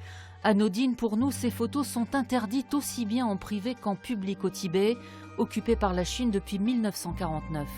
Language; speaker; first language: French; native; French